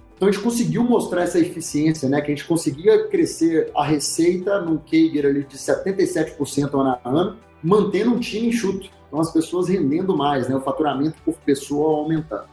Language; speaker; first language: Portuguese; native; Portuguese